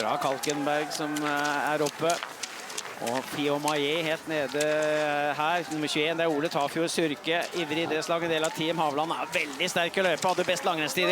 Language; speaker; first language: Norwegian; native; Norwegian